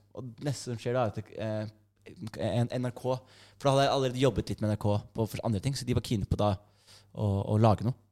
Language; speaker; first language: Norwegian; native; Norwegian